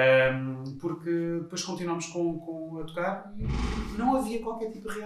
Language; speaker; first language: Portuguese; native; Portuguese